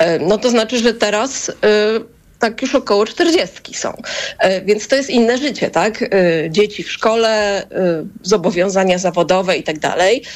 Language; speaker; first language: Polish; native; Polish